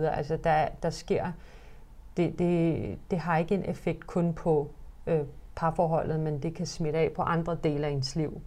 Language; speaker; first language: Danish; early bilingual, other home language; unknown